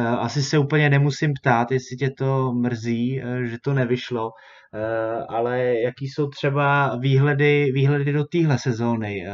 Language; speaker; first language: Czech; native; Czech